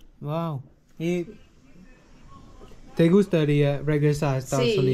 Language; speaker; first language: Spanish; non-native, learner; English